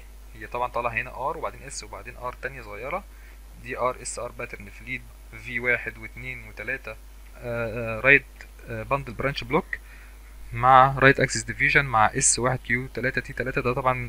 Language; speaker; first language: Arabic; native; Arabic